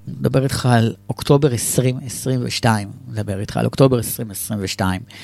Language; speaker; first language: Hebrew; native; Hebrew